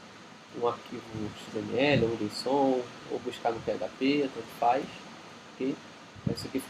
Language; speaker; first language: Portuguese; native; Portuguese